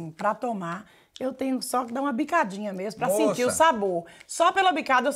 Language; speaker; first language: Portuguese; native; Portuguese